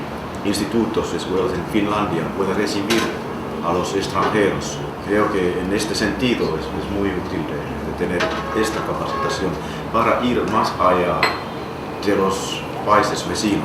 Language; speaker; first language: Spanish; non-native, fluent; Finnish